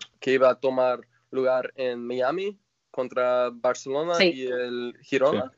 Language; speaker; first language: Spanish; non-native, fluent; English